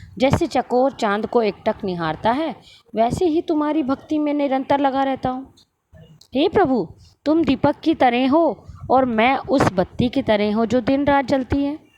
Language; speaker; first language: Hindi; native; Hindi